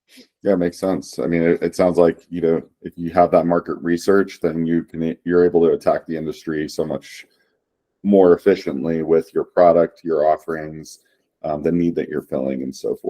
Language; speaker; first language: English; native; English